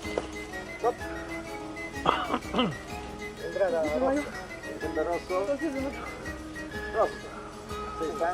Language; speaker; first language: Italian; native; Italian